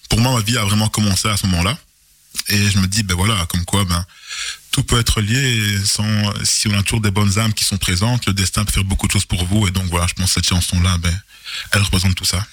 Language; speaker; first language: French; native; French